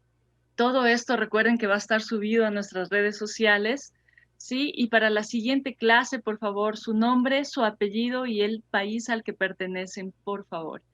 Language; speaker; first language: Spanish; native; Spanish